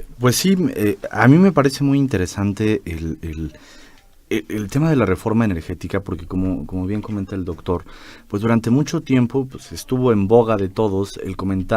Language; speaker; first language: Spanish; native; Spanish